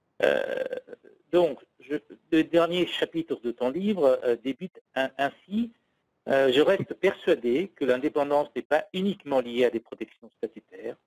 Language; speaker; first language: French; native; French